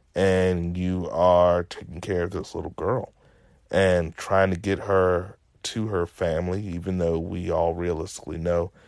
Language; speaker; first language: English; native; English